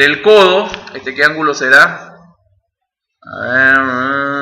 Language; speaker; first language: Spanish; native; Spanish